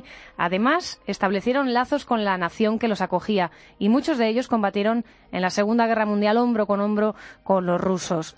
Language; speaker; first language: Spanish; native; Spanish